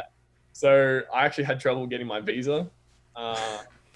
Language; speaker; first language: English; native; English